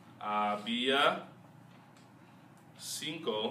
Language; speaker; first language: Spanish; non-native, fluent; English